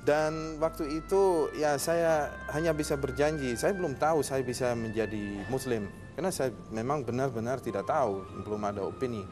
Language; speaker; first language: Indonesian; non-native, fluent; Dutch